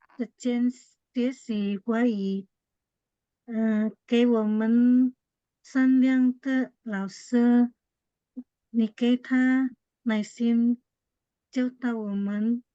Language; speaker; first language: Chinese; non-native, learner; Indonesian